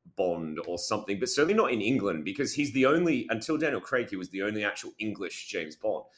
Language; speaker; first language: English; native; English